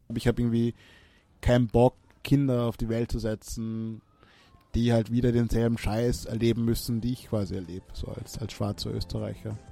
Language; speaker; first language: German; early bilingual, other home language; Swahili